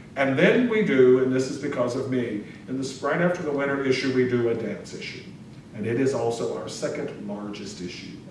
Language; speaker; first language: English; native; English